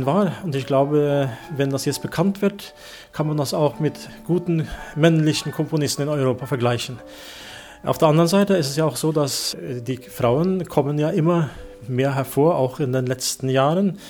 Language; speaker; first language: German; non-native, fluent; Norwegian